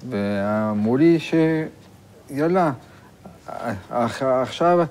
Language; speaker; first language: Hebrew; non-native, learner; French